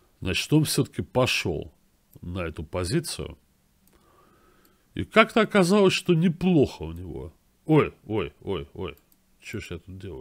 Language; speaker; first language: Russian; native; Russian